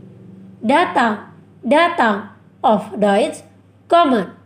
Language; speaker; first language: German; non-native, fluent; Indonesian